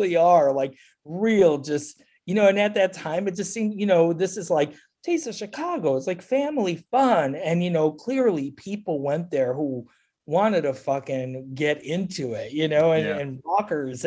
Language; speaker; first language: English; native; English